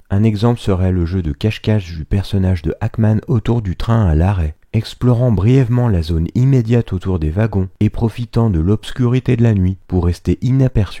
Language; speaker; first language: French; native; French